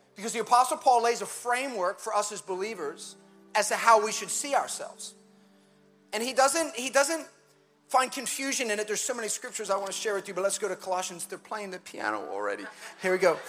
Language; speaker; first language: English; early bilingual, other home language; German